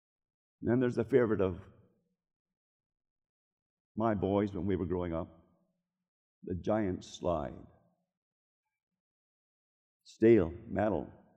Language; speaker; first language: English; native; English